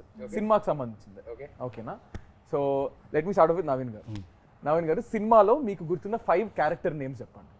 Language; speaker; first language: Telugu; native; Telugu